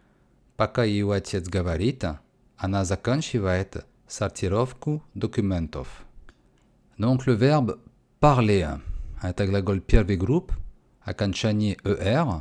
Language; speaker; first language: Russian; non-native, learner; French